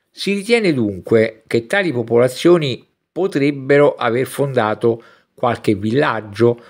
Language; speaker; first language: Italian; native; Italian